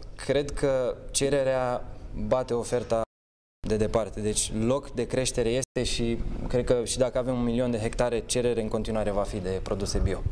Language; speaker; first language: Romanian; native; Romanian